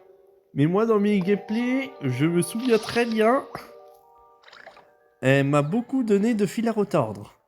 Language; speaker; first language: French; native; French